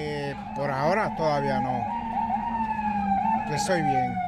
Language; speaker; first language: Spanish; non-native, learner; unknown